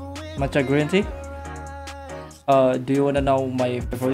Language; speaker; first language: English; non-native, learner; Indonesian